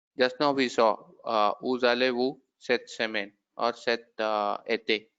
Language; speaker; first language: French; non-native, learner; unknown